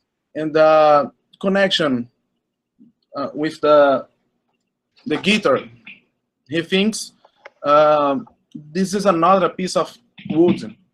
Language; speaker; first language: English; non-native, learner; Portuguese